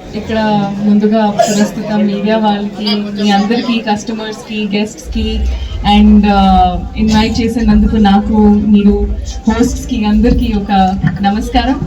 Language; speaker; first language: Telugu; non-native, fluent; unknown